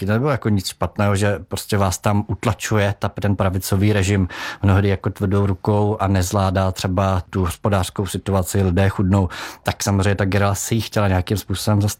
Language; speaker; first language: Czech; native; Czech